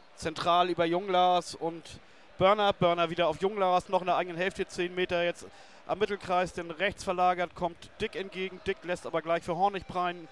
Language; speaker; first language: German; native; German